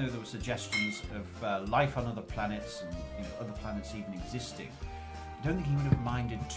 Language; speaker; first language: English; native; English